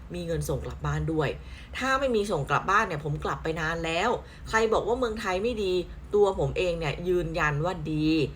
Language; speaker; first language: Thai; native; Thai